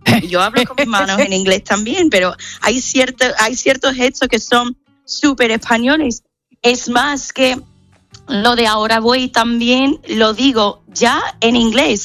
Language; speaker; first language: Spanish; non-native, fluent; English